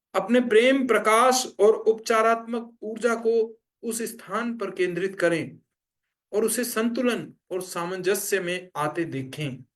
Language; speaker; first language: Hindi; native; Hindi